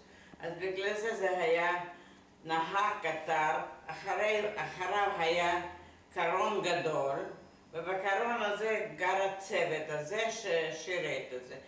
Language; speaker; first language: Hebrew; non-native, fluent; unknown